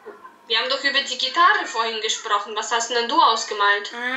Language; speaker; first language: German; native; German